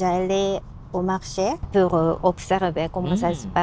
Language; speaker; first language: French; non-native, learner; Japanese